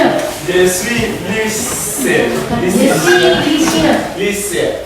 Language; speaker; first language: French; non-native, learner; Indonesian